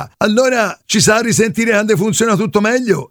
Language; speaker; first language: Italian; native; Italian